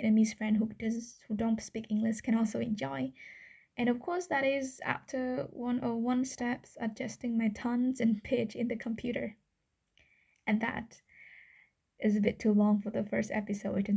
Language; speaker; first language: English; non-native, fluent; Vietnamese